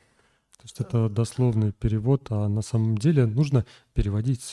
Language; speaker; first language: Russian; native; Russian